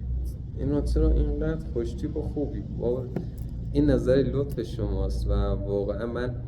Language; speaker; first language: Persian; native; Persian